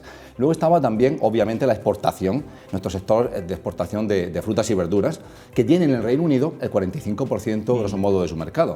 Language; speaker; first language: Spanish; native; Spanish